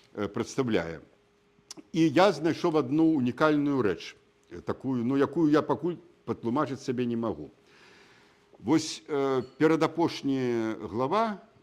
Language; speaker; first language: Belarusian; non-native, local second language; Russian